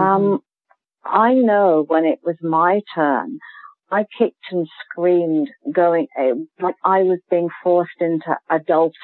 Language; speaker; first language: English; native; English